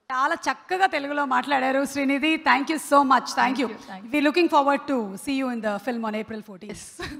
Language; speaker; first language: Telugu; native; Telugu